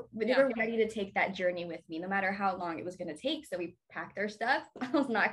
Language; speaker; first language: English; native; English